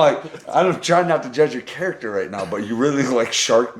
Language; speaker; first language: English; native; English